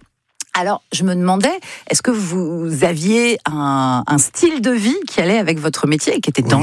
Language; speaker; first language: French; native; French